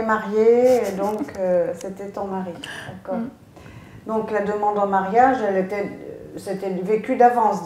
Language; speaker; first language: French; native; French